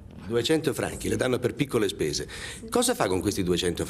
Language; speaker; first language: Italian; native; Italian